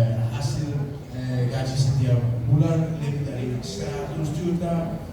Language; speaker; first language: Indonesian; non-native, fluent; Danish